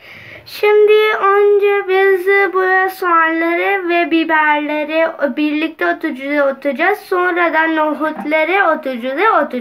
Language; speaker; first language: Turkish; non-native, learner; Urdu